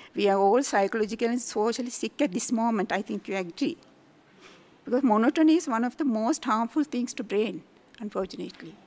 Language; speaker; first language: English; non-native, local second language; Sinhala